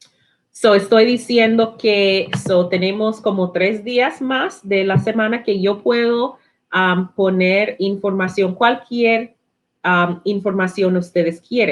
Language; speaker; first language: Spanish; non-native, learner; English